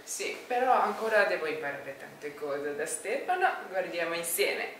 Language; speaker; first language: Italian; non-native, learner; Japanese